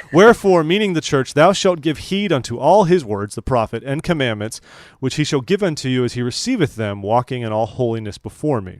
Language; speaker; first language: English; native; English